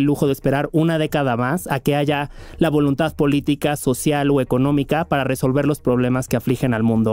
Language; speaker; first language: Spanish; native; Spanish